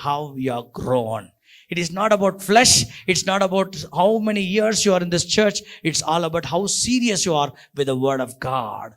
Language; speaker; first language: English; non-native, local second language; Tamil